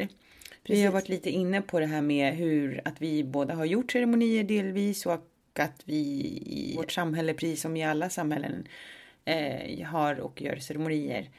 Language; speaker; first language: Swedish; native; Swedish